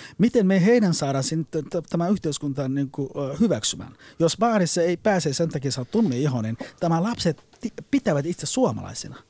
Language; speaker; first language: Finnish; non-native, fluent; Somali